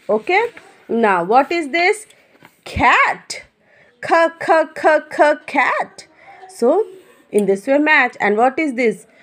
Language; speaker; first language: English; non-native, local second language; Hindi